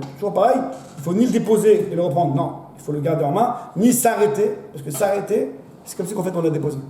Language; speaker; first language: French; native; French